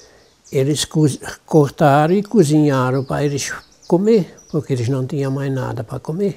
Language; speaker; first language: Portuguese; non-native, local second language; German